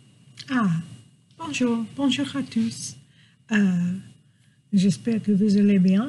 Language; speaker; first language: French; non-native, fluent; English